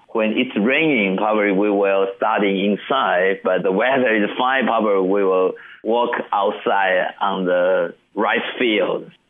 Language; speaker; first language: English; non-native, learner; Chinese